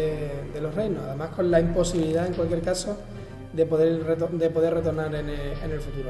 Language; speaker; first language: Spanish; native; Spanish